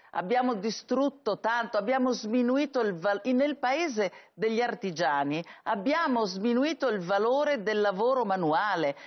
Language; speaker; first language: Italian; native; Italian